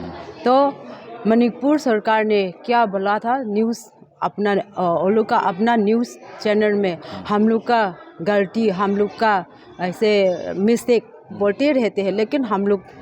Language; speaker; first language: Hindi; non-native, local second language; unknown